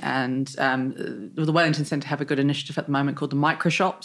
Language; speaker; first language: English; native; English